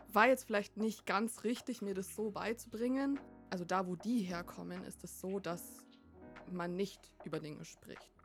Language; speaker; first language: German; early bilingual, other home language; Vietnamese